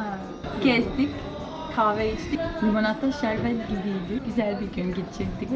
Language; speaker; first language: Turkish; non-native, learner; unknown